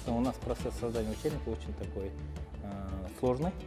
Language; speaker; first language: Russian; non-native, local second language; Kyrgyz